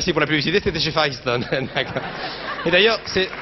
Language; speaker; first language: French; native; French